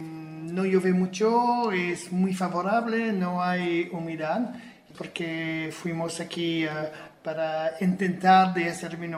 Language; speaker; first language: Spanish; non-native, fluent; French